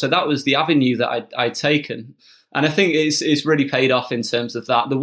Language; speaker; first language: English; native; English